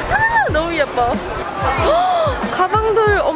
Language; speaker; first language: Korean; early bilingual, heritage; English